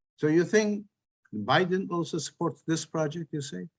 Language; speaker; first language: English; non-native, fluent; Turkish